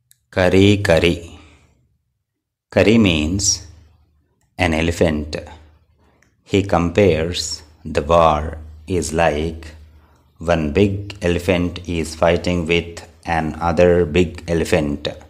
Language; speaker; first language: English; non-native, local second language; Telugu